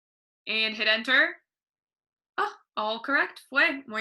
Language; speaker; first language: Spanish; non-native, fluent; English